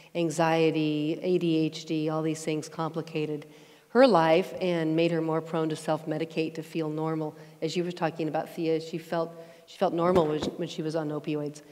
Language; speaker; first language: English; native; English